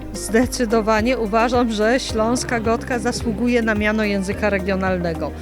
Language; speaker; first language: Polish; non-native, local second language; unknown